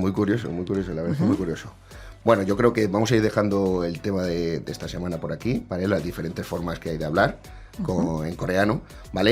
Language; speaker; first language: Spanish; native; Spanish